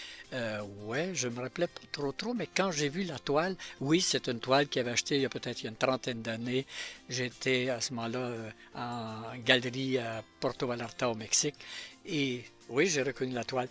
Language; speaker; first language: French; native; French